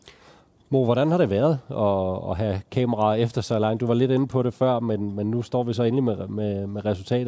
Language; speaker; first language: Danish; native; Danish